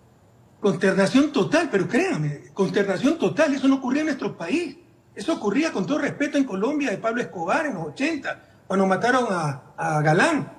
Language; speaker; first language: Spanish; native; Spanish